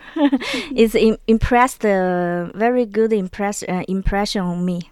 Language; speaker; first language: English; non-native, learner; Chinese